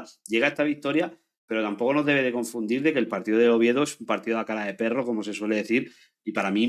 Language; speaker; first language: Spanish; native; Spanish